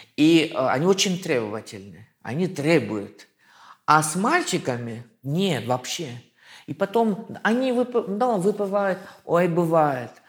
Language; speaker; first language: Russian; non-native, fluent; French